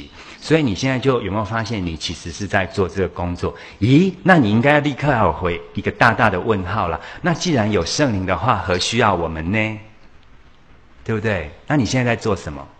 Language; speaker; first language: Chinese; native; Chinese